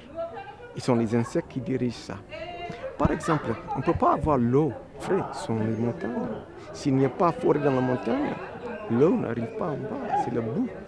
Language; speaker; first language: French; non-native, fluent; English